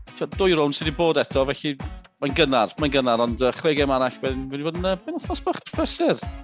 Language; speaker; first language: Welsh; native; Welsh